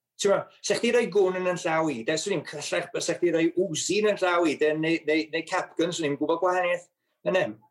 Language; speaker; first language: Welsh; native; Welsh